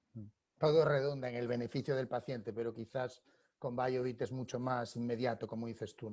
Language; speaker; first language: Spanish; native; Spanish